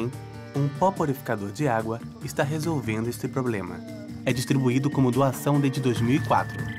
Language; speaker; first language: Portuguese; native; Portuguese